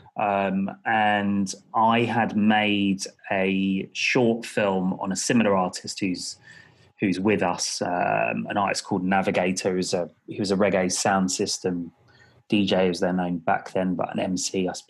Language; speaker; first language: English; native; English